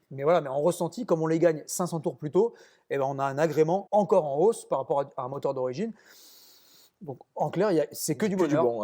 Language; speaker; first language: French; native; French